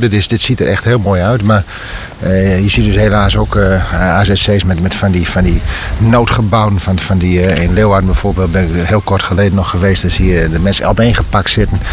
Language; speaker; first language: Dutch; native; Dutch